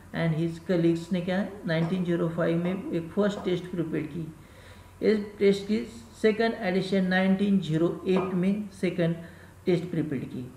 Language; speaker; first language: Hindi; non-native, local second language; Marathi